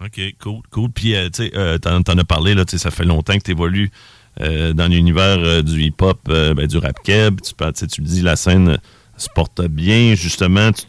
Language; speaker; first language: French; native; French